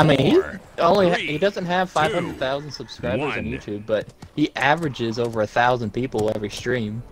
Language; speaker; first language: English; native; English